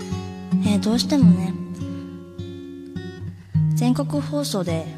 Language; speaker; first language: Japanese; native; Japanese